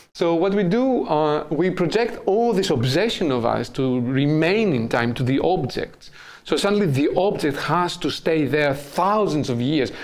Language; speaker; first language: English; non-native, fluent; Greek